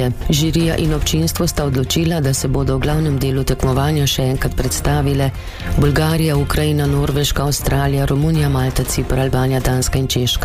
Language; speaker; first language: Slovenian; native; Slovenian